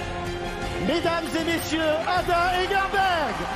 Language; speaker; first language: French; native; French